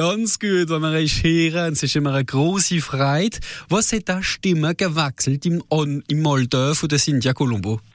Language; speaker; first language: German; native; German